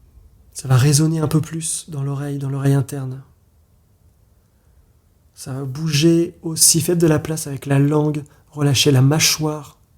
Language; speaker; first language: French; native; French